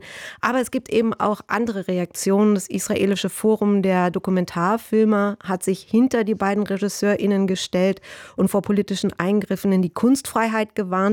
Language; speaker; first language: German; native; German